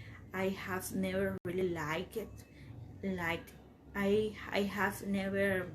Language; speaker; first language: English; non-native, learner; Spanish